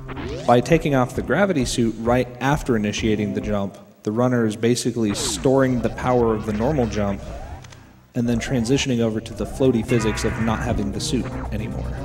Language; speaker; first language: English; native; English